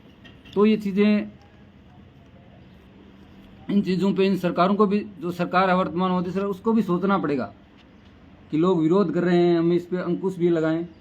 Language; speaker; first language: Hindi; native; Hindi